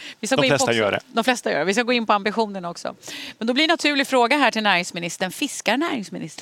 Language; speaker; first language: Swedish; native; Swedish